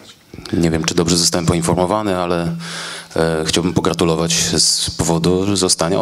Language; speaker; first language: Polish; native; Polish